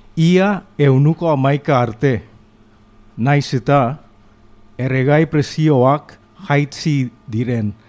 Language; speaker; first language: Basque; non-native, local second language; Spanish